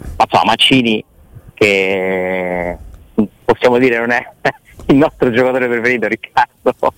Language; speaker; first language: Italian; native; Italian